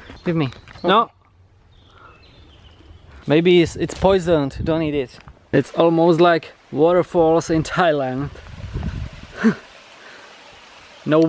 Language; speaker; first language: English; non-native, learner; Czech